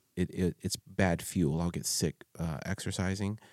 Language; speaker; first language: English; early bilingual, other home language; Filipino